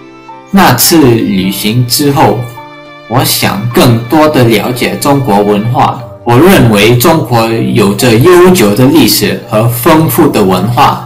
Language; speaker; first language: Chinese; early bilingual, heritage; English